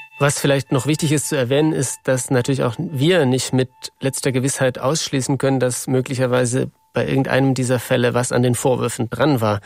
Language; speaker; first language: German; native; German